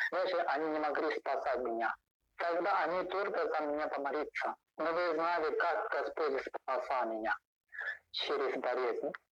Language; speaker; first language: Russian; non-native, learner; Chinese